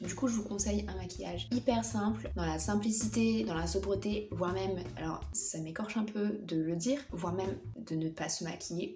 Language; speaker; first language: French; native; French